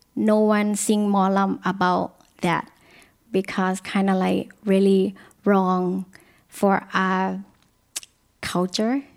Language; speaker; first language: English; non-native, learner; Thai